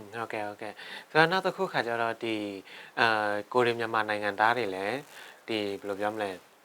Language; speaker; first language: Burmese; non-native, local second language; Shan